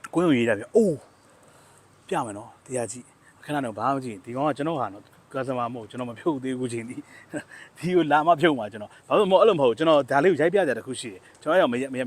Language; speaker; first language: Burmese; native; Burmese